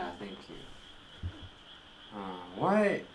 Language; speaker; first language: English; non-native, learner; Japanese